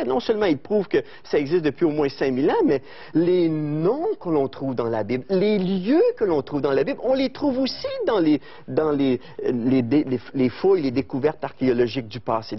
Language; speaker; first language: French; native; French